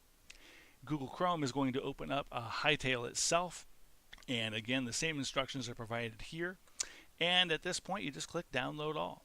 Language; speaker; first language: English; native; English